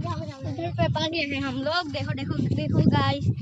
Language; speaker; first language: Hindi; non-native, local second language; Assamese